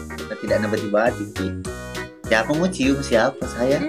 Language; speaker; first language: Indonesian; non-native, local second language; Buginese